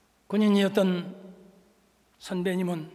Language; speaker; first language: Korean; native; Korean